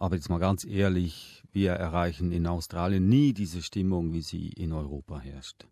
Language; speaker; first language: German; native; German